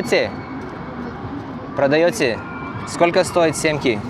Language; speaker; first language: Russian; non-native, learner; Lithuanian